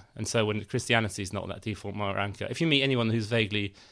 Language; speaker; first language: English; native; English